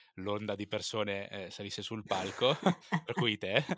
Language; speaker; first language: Italian; native; Italian